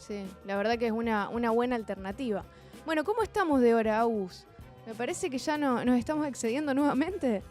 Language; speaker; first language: Spanish; native; Spanish